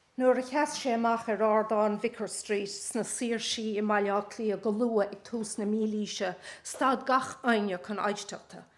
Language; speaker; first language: Irish; native; Irish